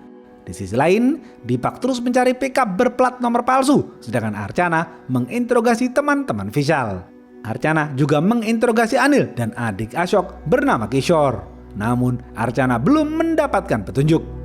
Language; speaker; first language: Indonesian; native; Indonesian